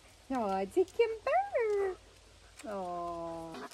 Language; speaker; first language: English; early bilingual, other home language; French